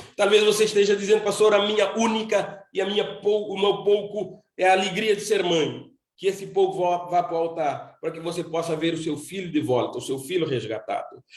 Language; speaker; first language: Portuguese; non-native, local second language; Kabuverdianu